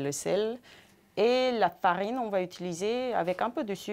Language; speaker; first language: French; non-native, fluent; Korean